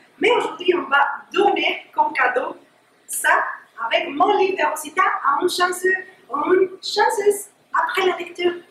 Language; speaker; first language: French; non-native, fluent; Spanish